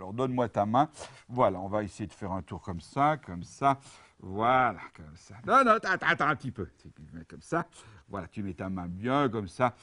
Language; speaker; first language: French; native; French